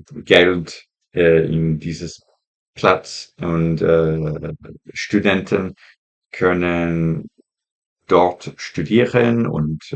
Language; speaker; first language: German; non-native, learner; English